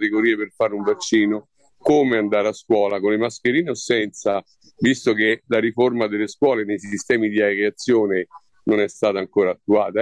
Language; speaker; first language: Italian; native; Italian